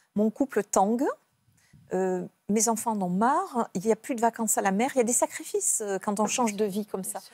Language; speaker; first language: French; native; French